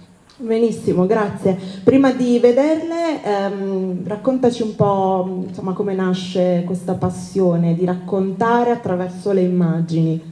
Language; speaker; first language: Italian; native; Italian